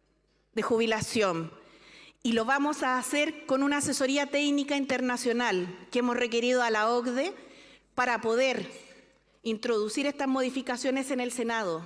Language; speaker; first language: Spanish; native; Spanish